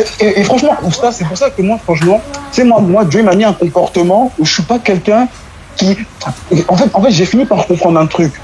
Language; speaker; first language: French; non-native, local second language; Wolof